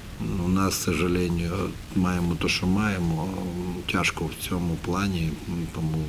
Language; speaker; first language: Ukrainian; native; Ukrainian